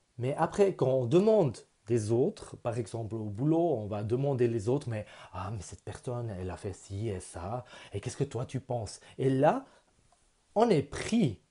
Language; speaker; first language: French; non-native, local second language; German